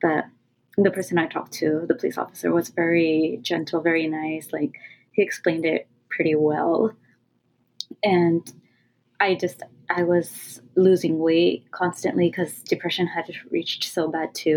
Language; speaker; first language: English; native; English